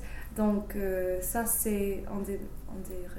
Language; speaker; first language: French; non-native, fluent; English